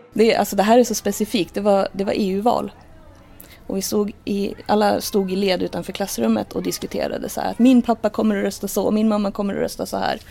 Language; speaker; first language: Swedish; native; Swedish